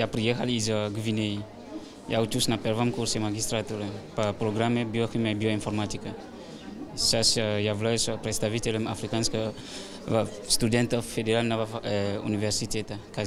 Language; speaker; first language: Russian; non-native, learner; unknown